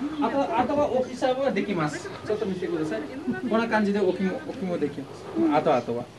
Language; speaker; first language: Japanese; non-native, learner; Nepali